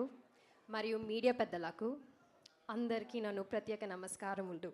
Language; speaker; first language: Telugu; non-native, learner; Malayalam